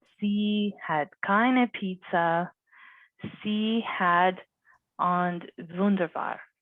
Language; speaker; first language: German; non-native, learner; English